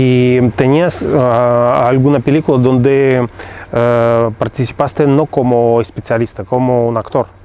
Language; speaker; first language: Spanish; non-native, fluent; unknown